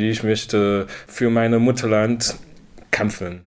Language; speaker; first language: German; non-native, learner; Chinese